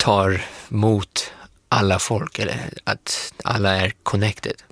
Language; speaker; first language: Swedish; non-native, fluent; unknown